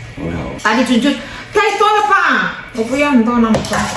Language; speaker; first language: Chinese; non-native, fluent; Indonesian